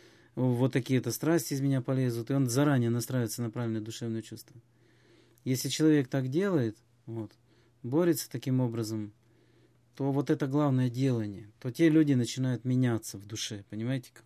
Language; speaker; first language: Russian; native; Russian